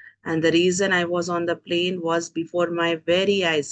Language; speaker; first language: English; non-native, local second language; Telugu